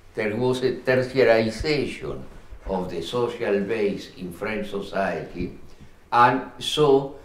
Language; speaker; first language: English; non-native, fluent; Spanish